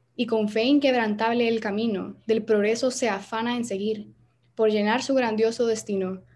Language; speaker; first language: Spanish; native; Spanish